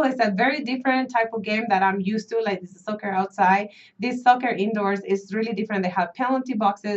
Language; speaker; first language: English; early bilingual, other home language; Spanish